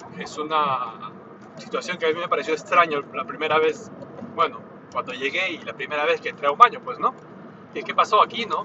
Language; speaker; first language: Spanish; native; Spanish